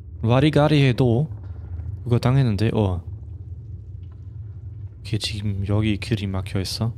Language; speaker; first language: Korean; non-native, fluent; German